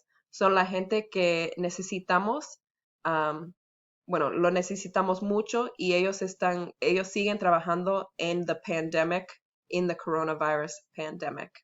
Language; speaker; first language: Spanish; early bilingual, heritage; Spanish